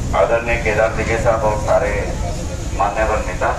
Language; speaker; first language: Hindi; non-native, local second language; Marathi